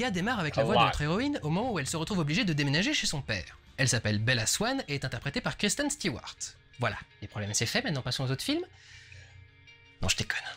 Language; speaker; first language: French; native; French